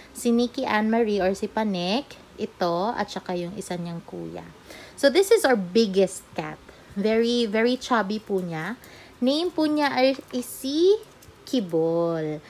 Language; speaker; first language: Filipino; non-native, local second language; Cebuano